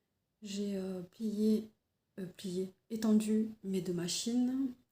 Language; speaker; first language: French; native; French